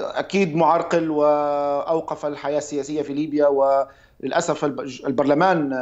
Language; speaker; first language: Arabic; native; Arabic